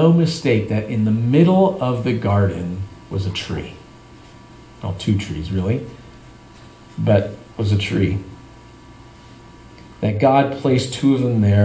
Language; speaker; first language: English; native; English